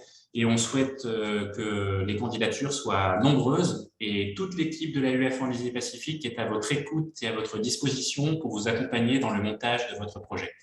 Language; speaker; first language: French; native; French